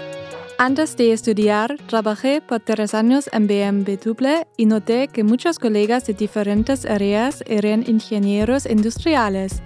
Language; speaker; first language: Spanish; non-native, fluent; German